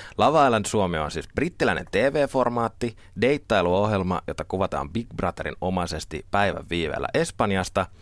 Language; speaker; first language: Finnish; native; Finnish